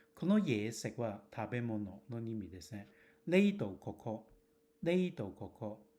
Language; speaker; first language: Japanese; non-native, fluent; Cantonese